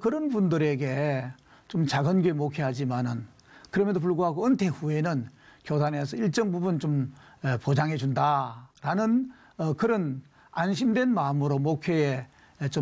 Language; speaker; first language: Korean; native; Korean